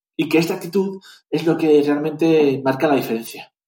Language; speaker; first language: Spanish; native; Spanish